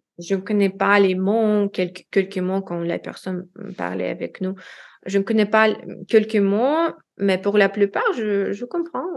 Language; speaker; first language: French; non-native, learner; Russian